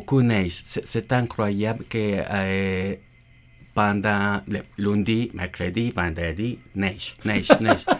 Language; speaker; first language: French; non-native, learner; Spanish